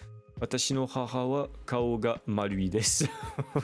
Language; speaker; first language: Japanese; non-native, learner; French